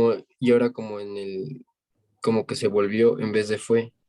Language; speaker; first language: Spanish; non-native, fluent; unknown